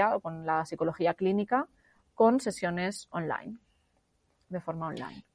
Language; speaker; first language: Spanish; native; Spanish